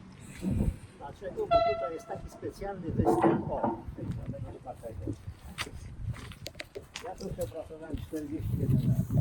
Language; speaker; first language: Polish; native; Polish